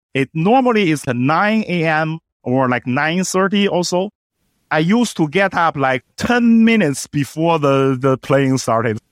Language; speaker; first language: English; non-native, fluent; Chinese